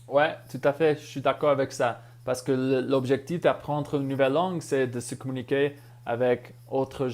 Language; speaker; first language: French; non-native, fluent; English